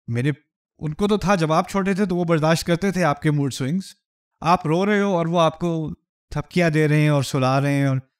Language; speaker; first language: Urdu; native; Urdu